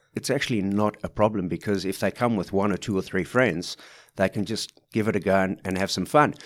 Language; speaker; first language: English; native; English